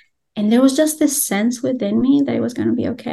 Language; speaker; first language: English; non-native, fluent; Albanian